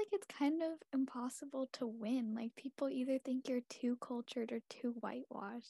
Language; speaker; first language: English; early bilingual, other home language; Tamil